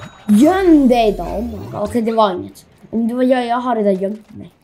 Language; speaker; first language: Swedish; early bilingual, other home language; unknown